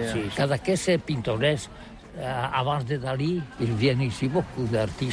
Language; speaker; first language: French; non-native, learner; Catalan